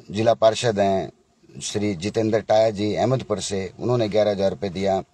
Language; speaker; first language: Hindi; native; Hindi